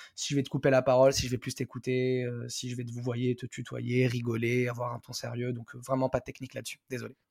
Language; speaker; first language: French; non-native, local second language; Arabic